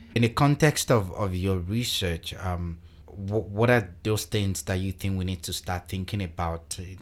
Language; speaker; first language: English; non-native, local second language; Yoruba